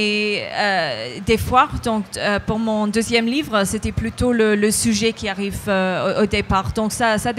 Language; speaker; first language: French; non-native, fluent; English